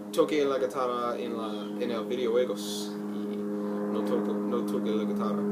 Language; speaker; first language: Spanish; non-native, learner; English